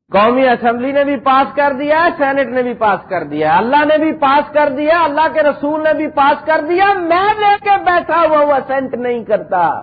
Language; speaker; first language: Urdu; non-native, local second language; Punjabi